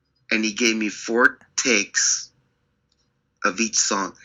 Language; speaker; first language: English; native; English